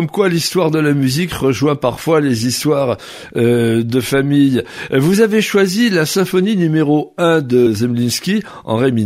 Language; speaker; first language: French; native; French